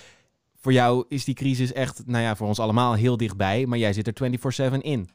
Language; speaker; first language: Dutch; native; Dutch